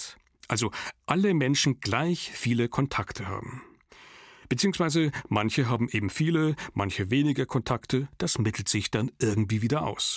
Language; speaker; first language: German; native; German